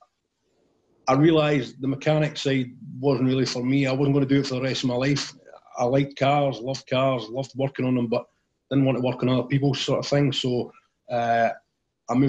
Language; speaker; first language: English; native; English